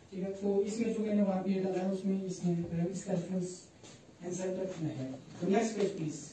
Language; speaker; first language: Hindi; native; Hindi